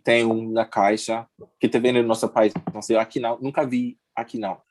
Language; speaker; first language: Portuguese; non-native, learner; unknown